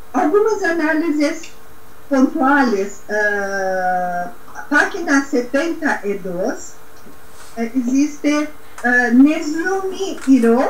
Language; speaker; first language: Spanish; non-native, learner; Portuguese